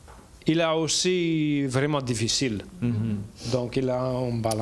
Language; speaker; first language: French; non-native, learner; English